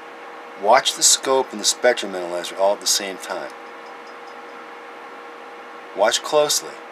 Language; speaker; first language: English; native; English